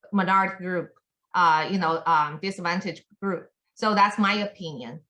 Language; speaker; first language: English; non-native, fluent; Chinese